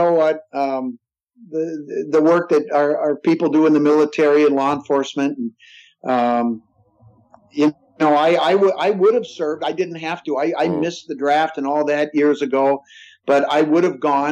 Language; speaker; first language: English; native; English